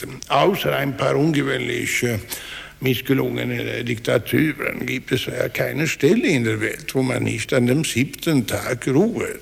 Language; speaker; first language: German; non-native, fluent; Swedish